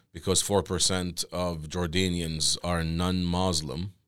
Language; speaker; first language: English; non-native, fluent; Arabic